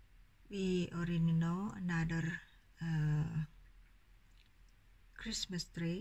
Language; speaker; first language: English; non-native, learner; Indonesian